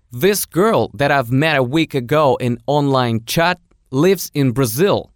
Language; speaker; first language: English; non-native, fluent; Russian